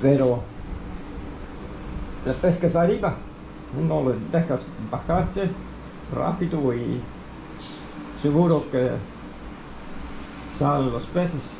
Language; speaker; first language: Spanish; non-native, fluent; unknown